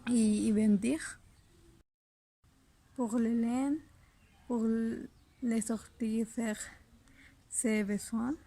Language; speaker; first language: French; non-native, learner; Spanish